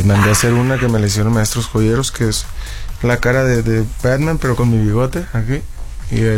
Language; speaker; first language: Spanish; native; Spanish